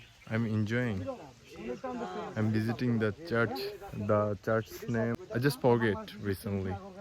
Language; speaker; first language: English; non-native, local second language; Bangla